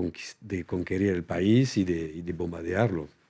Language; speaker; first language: Spanish; non-native, fluent; French